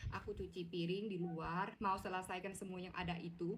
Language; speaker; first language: Indonesian; non-native, learner; Thai